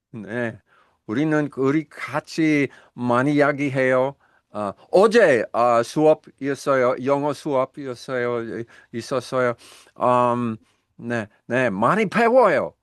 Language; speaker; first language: Korean; non-native, learner; English